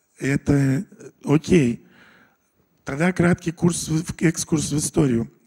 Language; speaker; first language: Russian; native; Russian